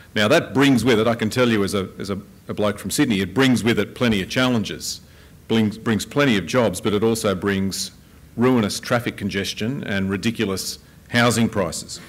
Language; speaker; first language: English; native; English